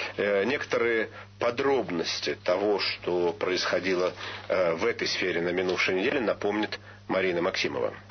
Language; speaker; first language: Russian; native; Russian